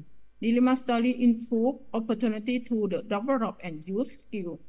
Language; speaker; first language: English; non-native, learner; Thai